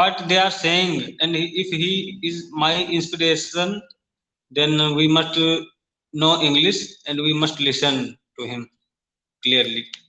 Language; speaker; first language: English; non-native, learner; Hindi